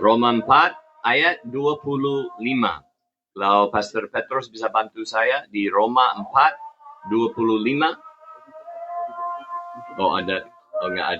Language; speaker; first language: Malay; non-native, fluent; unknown